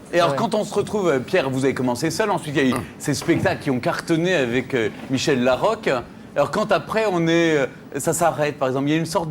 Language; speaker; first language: French; native; French